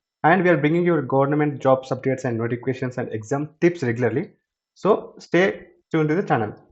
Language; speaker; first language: English; non-native, local second language; Telugu